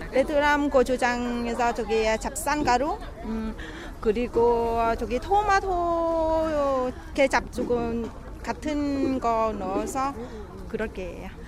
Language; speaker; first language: Korean; non-native, learner; Vietnamese